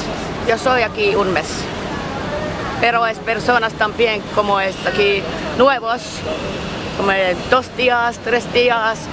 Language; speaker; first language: Spanish; non-native, learner; Finnish